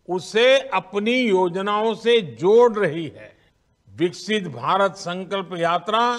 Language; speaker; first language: Hindi; non-native, local second language; Gujarati